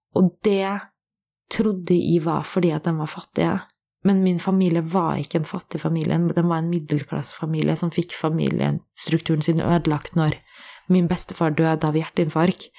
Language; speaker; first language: Norwegian; native; Norwegian